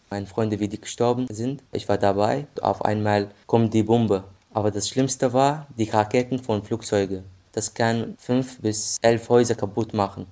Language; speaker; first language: German; non-native, learner; Arabic